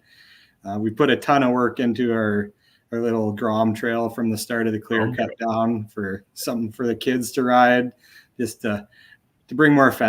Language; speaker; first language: English; native; English